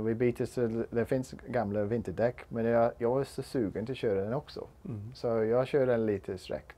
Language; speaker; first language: Swedish; non-native, learner; English